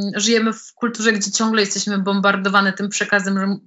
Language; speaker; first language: Polish; native; Polish